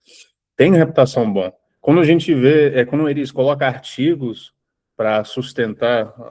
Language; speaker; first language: Portuguese; early bilingual, heritage; English